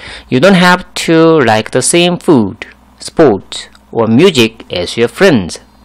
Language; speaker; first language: English; non-native, fluent; Korean